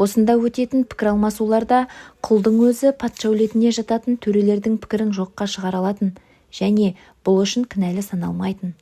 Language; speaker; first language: Kazakh; native; Kazakh